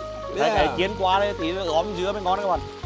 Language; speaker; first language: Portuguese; non-native, learner; Vietnamese